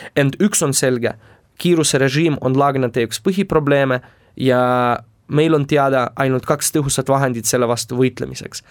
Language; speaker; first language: Estonian; non-native, local second language; Russian